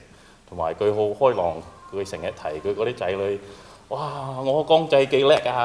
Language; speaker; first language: Cantonese; early bilingual, heritage; Cantonese